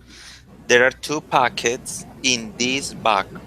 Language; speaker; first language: English; non-native, learner; Spanish